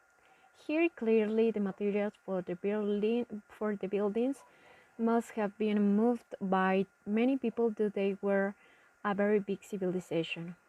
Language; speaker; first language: English; non-native, learner; Spanish